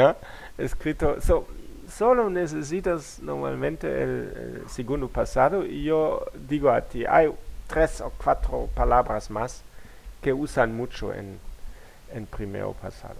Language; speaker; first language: Spanish; non-native, learner; German